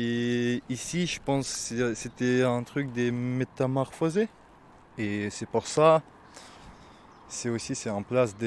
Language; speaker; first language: French; non-native, learner; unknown